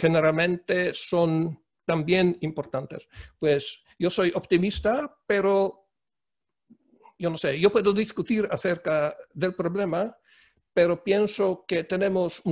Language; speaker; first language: Spanish; non-native, fluent; Polish